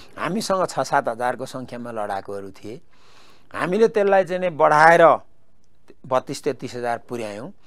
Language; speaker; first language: Nepali; native; Nepali